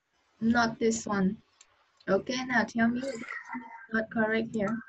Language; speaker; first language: English; non-native, learner; Vietnamese